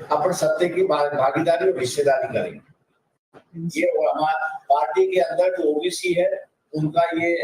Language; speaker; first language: Hindi; non-native, local second language; Marathi